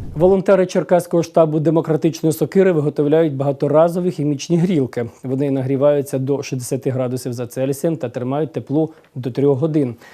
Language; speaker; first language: Ukrainian; native; Ukrainian